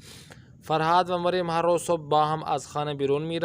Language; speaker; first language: Persian; non-native, fluent; Urdu